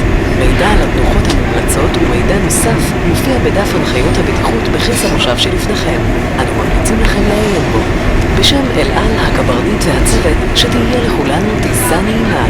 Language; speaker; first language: Hebrew; native; Hebrew